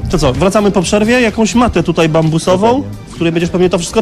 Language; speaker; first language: Polish; native; Polish